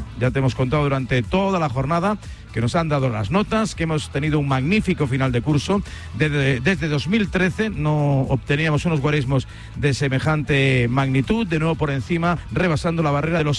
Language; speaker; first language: Spanish; native; Spanish